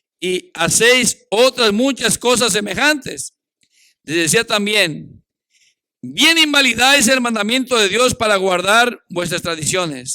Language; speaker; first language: Spanish; native; Spanish